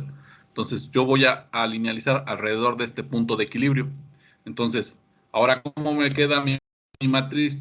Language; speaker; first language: Spanish; native; Spanish